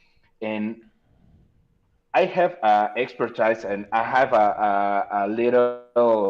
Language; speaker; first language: English; non-native, learner; Spanish